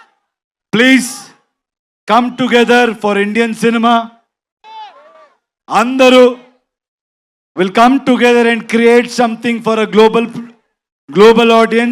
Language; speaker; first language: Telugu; non-native, learner; Kannada